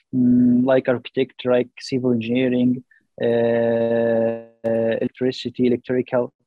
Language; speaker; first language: English; non-native, learner; Arabic